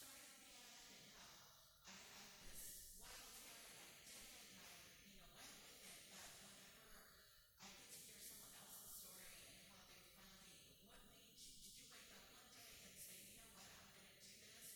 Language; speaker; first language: English; native; English